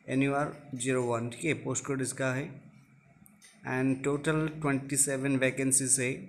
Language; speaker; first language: Hindi; non-native, local second language; Odia